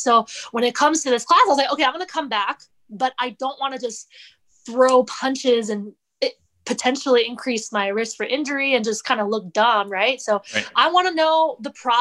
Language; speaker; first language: English; native; English